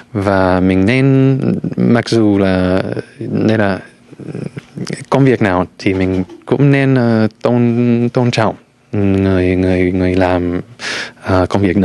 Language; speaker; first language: Vietnamese; non-native, fluent; English